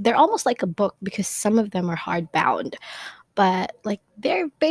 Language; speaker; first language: English; non-native, local second language; Filipino